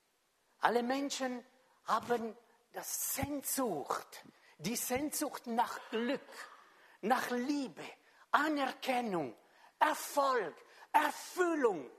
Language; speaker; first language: German; non-native, fluent; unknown